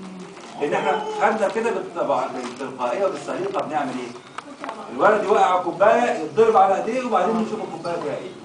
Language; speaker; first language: Arabic; native; Arabic